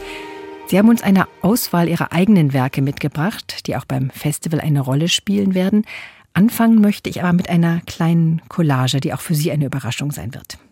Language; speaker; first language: German; native; German